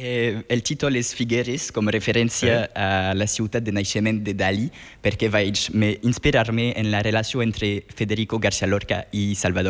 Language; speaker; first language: Catalan; non-native, fluent; French